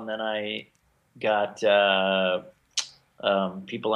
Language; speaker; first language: English; native; English